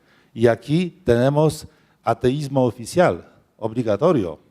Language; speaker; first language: Spanish; non-native, fluent; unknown